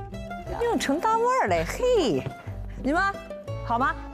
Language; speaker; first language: Chinese; native; Chinese